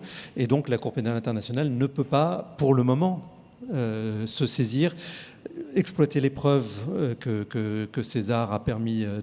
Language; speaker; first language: French; native; French